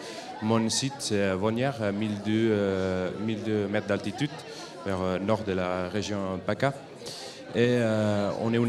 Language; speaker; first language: French; non-native, fluent; Catalan